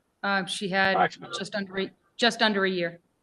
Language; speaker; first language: English; native; English